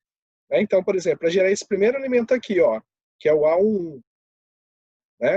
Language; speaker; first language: Portuguese; native; Portuguese